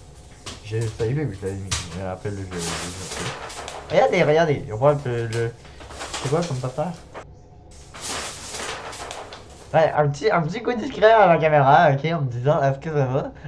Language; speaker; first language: French; native; French